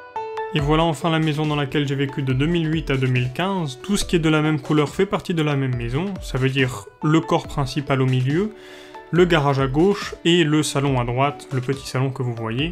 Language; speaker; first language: French; native; French